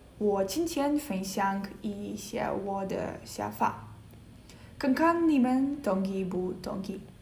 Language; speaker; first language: Chinese; non-native, fluent; Ukrainian